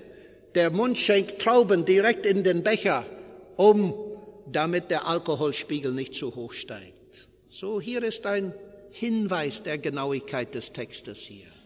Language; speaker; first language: German; non-native, fluent; English